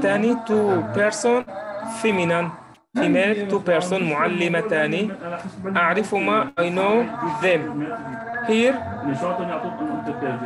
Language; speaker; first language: English; non-native, learner; Arabic